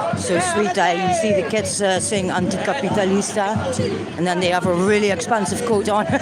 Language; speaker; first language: English; non-native, learner; Dutch